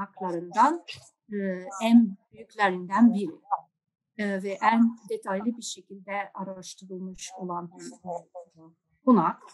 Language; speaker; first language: Turkish; non-native, fluent; Dutch